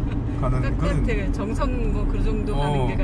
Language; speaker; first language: Korean; native; Korean